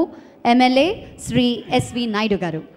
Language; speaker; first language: Telugu; native; Telugu